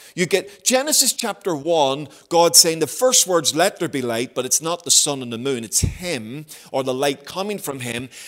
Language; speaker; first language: English; native; English